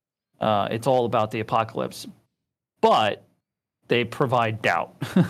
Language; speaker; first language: English; native; English